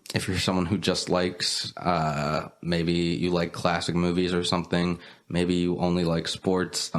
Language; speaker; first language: English; native; English